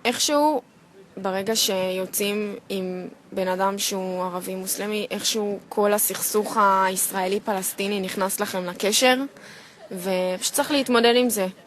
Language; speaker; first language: Hebrew; native; Hebrew